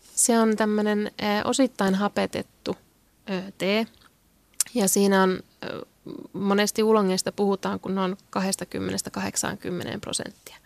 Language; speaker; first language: Finnish; non-native, local second language; Swedish